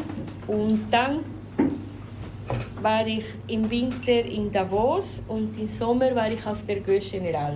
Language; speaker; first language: German; non-native, fluent; Spanish